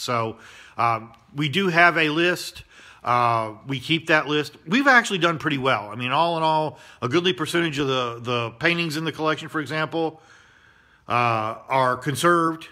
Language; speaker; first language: English; native; English